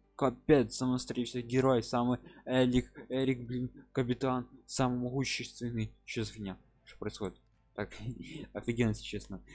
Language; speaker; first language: Russian; non-native, local second language; Ukrainian